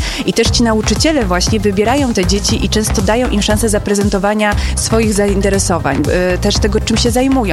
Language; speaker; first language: Polish; native; Polish